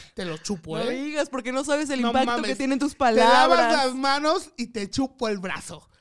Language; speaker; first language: Spanish; native; Spanish